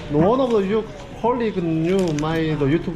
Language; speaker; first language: English; non-native, learner; Korean